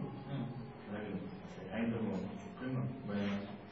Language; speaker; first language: Arabic; non-native, learner; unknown